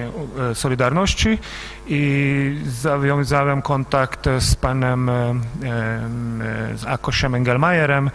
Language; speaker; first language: Polish; non-native, fluent; Hungarian